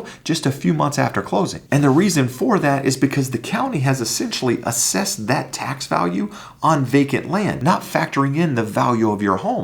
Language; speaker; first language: English; native; English